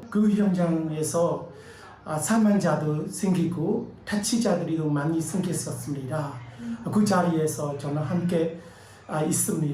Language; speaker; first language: Korean; non-native, learner; Burmese